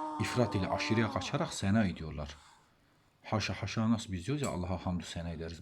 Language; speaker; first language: Turkish; native; Turkish